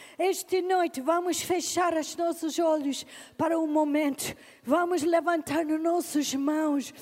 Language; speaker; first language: Portuguese; non-native, learner; English